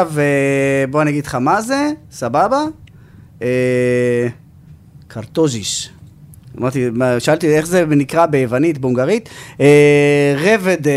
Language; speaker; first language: Hebrew; native; Hebrew